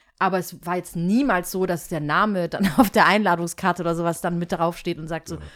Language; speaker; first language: German; early bilingual, other home language; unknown